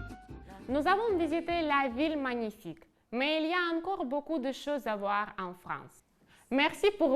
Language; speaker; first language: French; non-native, fluent; Ukrainian